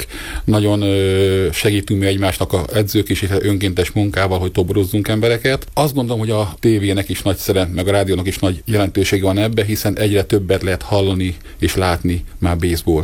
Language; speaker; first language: Hungarian; native; Hungarian